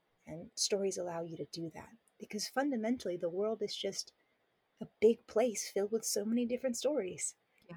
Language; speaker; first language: English; native; English